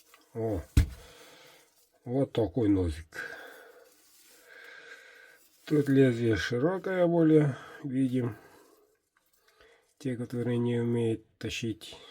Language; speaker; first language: Russian; non-native, local second language; Yakut